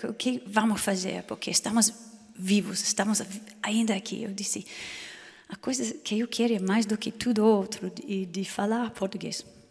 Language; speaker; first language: Portuguese; non-native, fluent; English